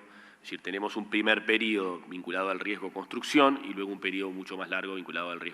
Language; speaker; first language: Spanish; native; Spanish